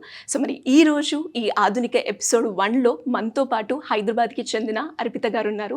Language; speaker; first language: Telugu; native; Telugu